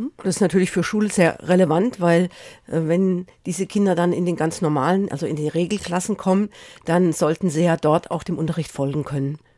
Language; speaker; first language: German; native; German